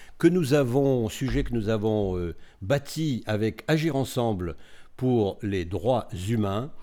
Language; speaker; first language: French; native; French